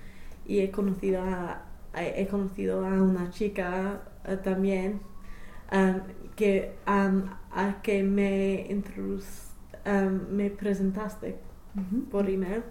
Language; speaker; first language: Spanish; non-native, fluent; English